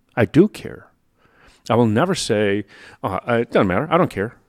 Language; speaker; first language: English; native; English